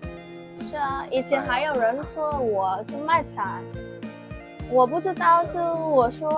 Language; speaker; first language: Chinese; non-native, learner; Vietnamese